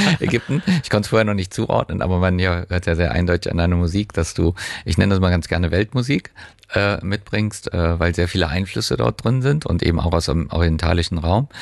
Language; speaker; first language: German; native; German